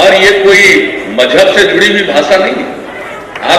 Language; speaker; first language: Hindi; native; Hindi